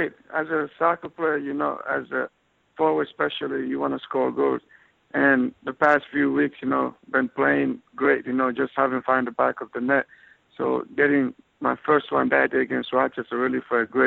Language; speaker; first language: English; non-native, fluent; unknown